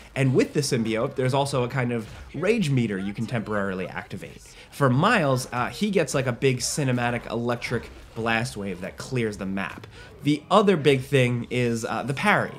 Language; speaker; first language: English; native; English